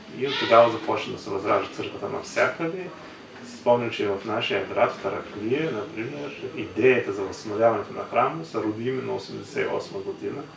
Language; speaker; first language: Bulgarian; early bilingual, heritage; Bulgarian